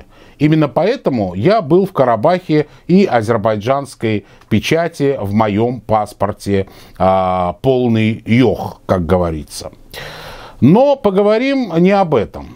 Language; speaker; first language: Russian; native; Russian